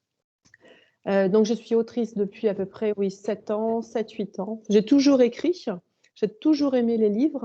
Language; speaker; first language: French; native; French